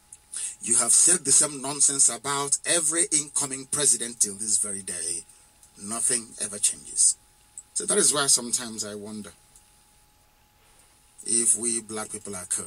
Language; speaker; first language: English; non-native, local second language; Igbo